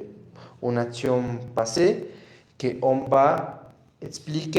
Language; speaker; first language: French; non-native, learner; Spanish